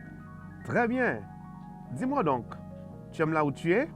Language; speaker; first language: French; non-native, fluent; Spanish